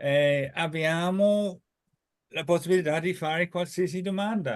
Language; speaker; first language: Italian; non-native, fluent; English